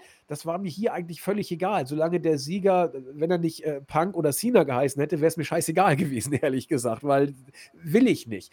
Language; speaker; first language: German; native; German